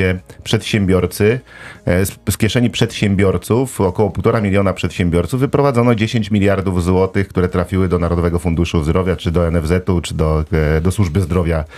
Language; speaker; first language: Polish; native; Polish